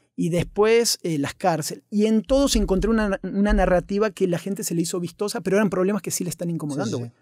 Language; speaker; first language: Spanish; native; Spanish